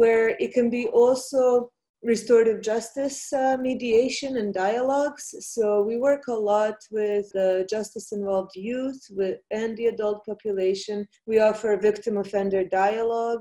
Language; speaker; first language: English; non-native, fluent; Bosnian